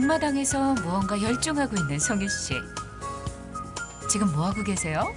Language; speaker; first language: Korean; native; Korean